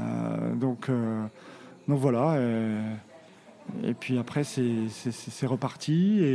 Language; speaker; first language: French; native; French